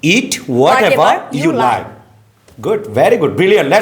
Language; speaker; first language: English; non-native, fluent; Bangla